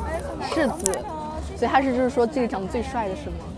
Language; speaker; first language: Chinese; non-native, fluent; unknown